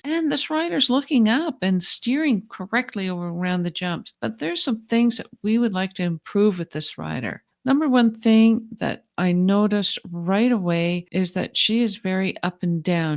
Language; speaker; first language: English; native; English